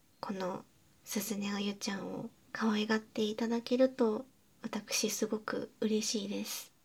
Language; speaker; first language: Japanese; native; Japanese